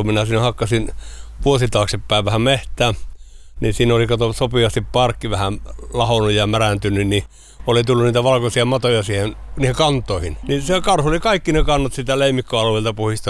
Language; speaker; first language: Finnish; native; Finnish